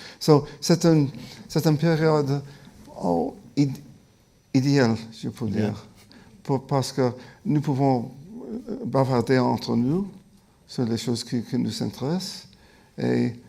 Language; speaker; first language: French; non-native, fluent; English